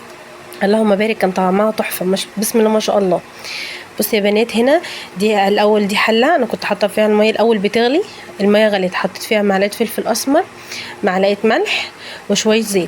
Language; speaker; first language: Arabic; native; Arabic